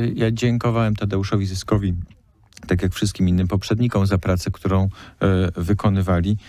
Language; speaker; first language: Polish; native; Polish